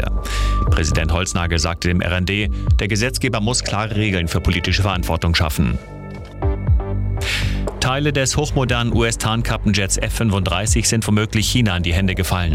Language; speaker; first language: German; native; German